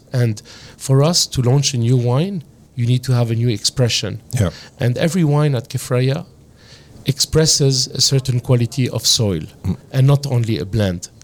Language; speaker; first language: English; non-native, fluent; French